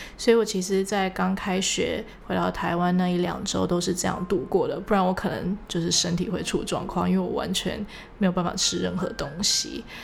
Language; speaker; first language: Chinese; early bilingual, heritage; Chinese